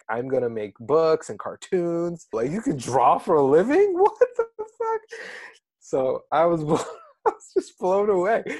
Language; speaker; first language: English; early bilingual, other home language; Arabic